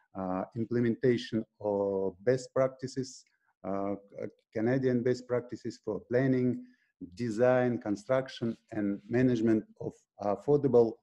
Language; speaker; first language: English; non-native, fluent; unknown